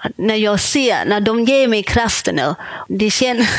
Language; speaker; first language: Swedish; non-native, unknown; Thai